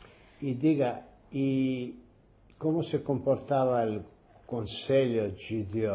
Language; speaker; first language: Spanish; early bilingual, heritage; Ladino